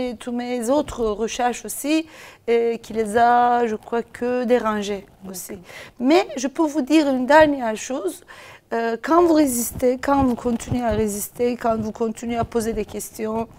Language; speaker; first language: French; non-native, fluent; Turkish